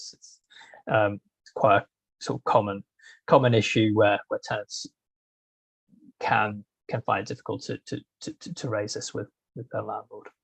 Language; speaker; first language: English; native; English